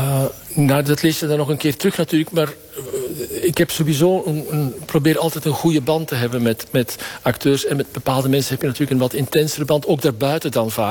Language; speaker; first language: Dutch; native; Dutch